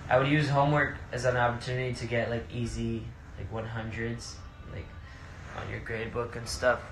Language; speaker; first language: English; early bilingual, other home language; Spanish